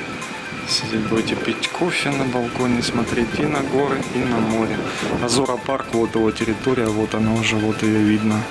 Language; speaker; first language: Russian; native; Russian